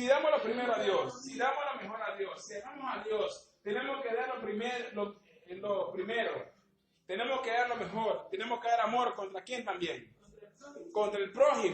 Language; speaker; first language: Spanish; native; Spanish